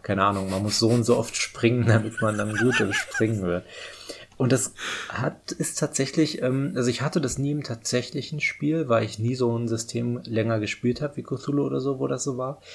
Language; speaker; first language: German; native; German